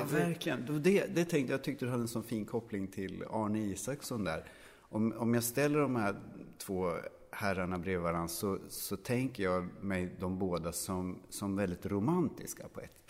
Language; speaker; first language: Swedish; native; Swedish